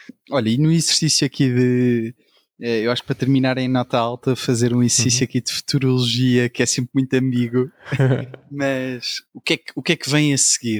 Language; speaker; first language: Portuguese; native; Portuguese